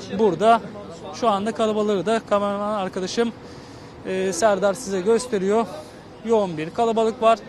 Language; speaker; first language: Turkish; native; Turkish